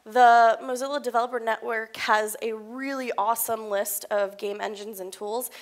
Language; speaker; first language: English; native; English